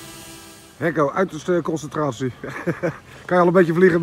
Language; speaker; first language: Dutch; native; Dutch